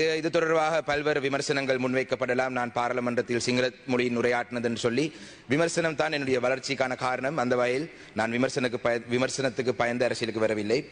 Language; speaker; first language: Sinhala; non-native, local second language; Tamil